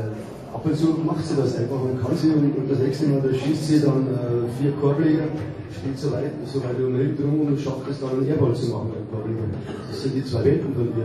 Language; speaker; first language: German; native; German